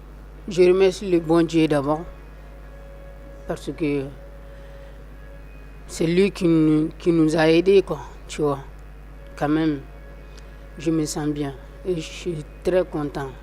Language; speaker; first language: French; non-native, local second language; Bambara